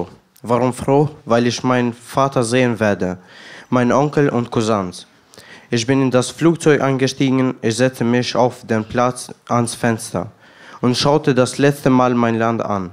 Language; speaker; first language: German; non-native, learner; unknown